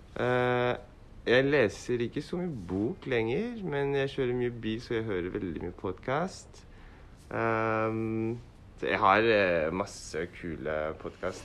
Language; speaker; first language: Norwegian; non-native, learner; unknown